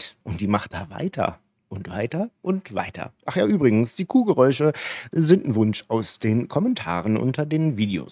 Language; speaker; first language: German; native; German